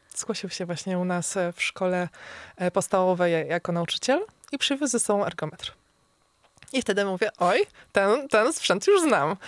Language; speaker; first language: Polish; native; Polish